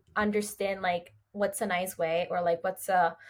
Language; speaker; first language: English; early bilingual, other home language; Spanish